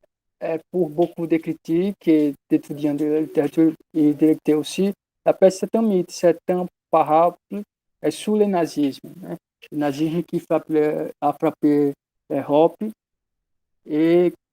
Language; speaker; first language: French; non-native, learner; Portuguese